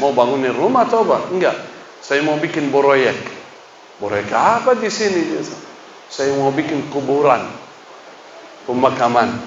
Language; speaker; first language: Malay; non-native, fluent; Arabic